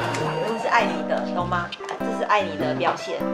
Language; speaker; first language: Chinese; native; Chinese